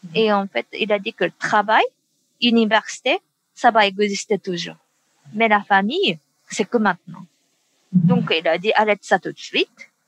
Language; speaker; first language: French; non-native, fluent; Japanese